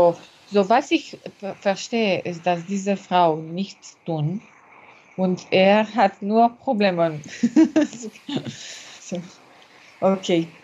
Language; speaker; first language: German; non-native, learner; French